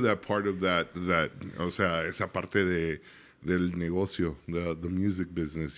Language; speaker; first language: English; early bilingual, other home language; Spanish